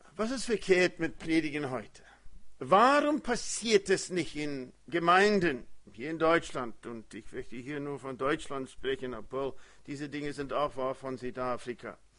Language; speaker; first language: German; early bilingual, heritage; German